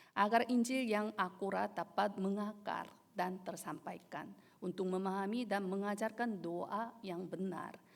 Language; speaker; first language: Indonesian; non-native, fluent; Korean